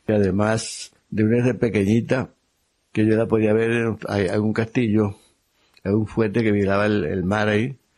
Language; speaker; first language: Spanish; native; Spanish